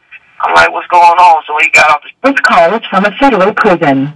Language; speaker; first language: English; native; English